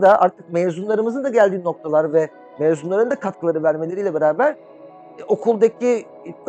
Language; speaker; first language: Turkish; native; Turkish